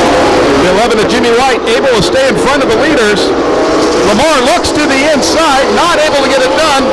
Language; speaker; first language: English; native; English